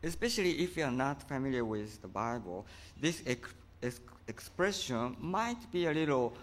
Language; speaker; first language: English; non-native, fluent; Japanese